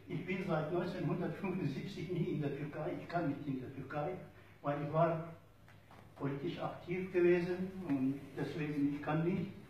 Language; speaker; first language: German; non-native, fluent; Turoyo